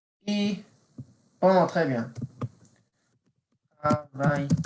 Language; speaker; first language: French; non-native, fluent; English